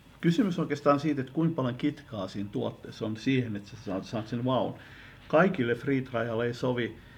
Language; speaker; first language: Finnish; native; Finnish